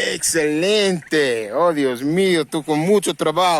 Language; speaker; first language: Spanish; non-native, learner; English